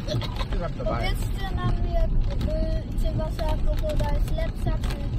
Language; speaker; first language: Polish; early bilingual, heritage; Polish